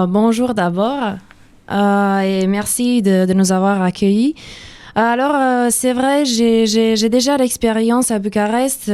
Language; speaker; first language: French; non-native, fluent; Serbian